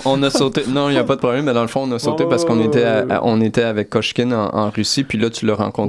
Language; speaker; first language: French; native; French